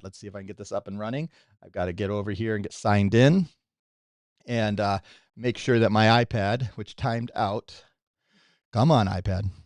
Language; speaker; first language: English; native; English